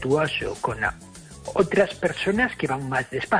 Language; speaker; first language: Spanish; non-native, fluent; English